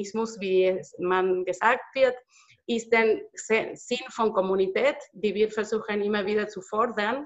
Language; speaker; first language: German; non-native, fluent; Spanish